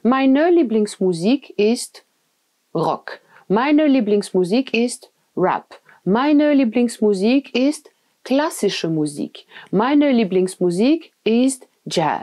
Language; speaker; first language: German; non-native, fluent; French